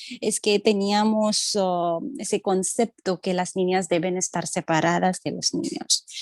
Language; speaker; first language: Spanish; non-native, fluent; Hindi